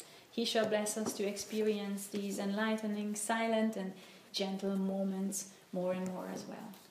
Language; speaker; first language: English; non-native, fluent; Hungarian